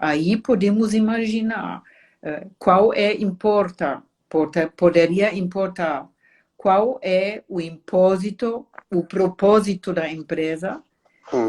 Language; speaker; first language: Portuguese; non-native, fluent; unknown